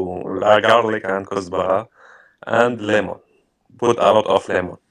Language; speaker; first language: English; non-native, learner; Arabic